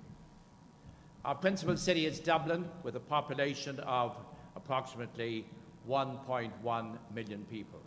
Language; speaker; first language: English; native; English